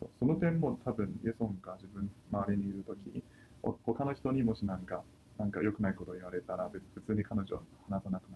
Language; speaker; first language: Japanese; non-native, fluent; Chinese